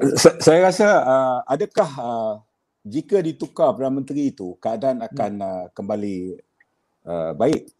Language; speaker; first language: Malay; native; Malay